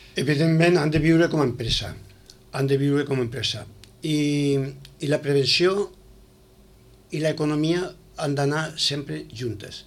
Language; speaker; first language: Catalan; native; Catalan